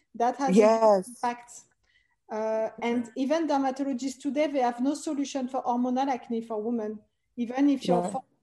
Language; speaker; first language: English; non-native, fluent; French